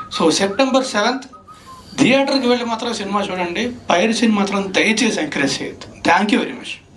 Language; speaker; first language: Telugu; native; Telugu